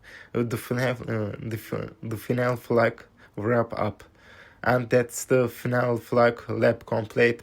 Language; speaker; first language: English; non-native, fluent; Turkish